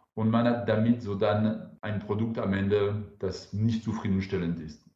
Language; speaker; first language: German; non-native, fluent; French